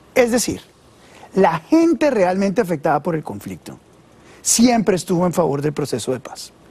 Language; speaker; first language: Spanish; native; Spanish